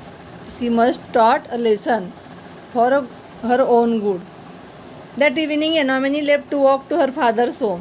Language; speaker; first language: English; non-native, local second language; Marathi